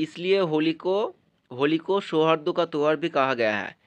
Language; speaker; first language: Hindi; non-native, local second language; Bangla